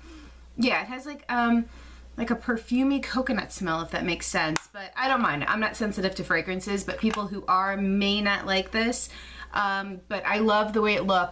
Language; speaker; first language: English; native; English